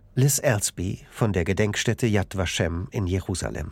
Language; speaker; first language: German; native; German